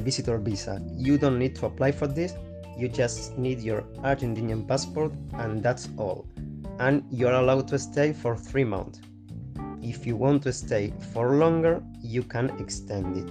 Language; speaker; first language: English; non-native, fluent; Spanish